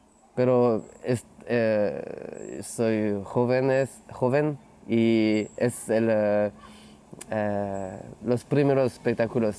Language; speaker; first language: Spanish; non-native, learner; French